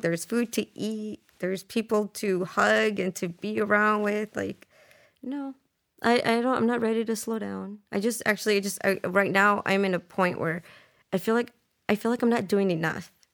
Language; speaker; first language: English; early bilingual, other home language; Spanish